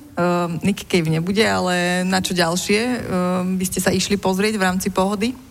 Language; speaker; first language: Slovak; native; Slovak